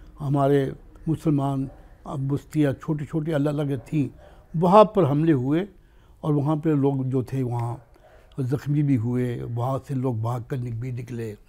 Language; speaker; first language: Hindi; native; Hindi